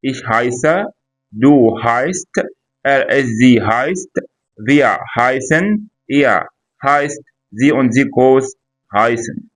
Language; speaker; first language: German; non-native, fluent; Arabic